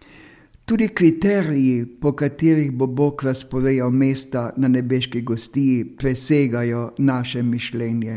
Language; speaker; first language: Slovenian; native; Slovenian